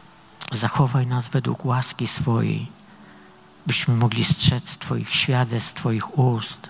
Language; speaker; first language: Polish; native; Polish